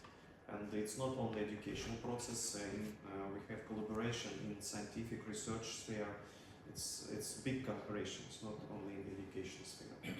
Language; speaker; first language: English; non-native, learner; Russian